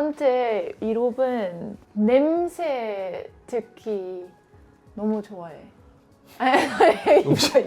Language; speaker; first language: Korean; non-native, learner; Dutch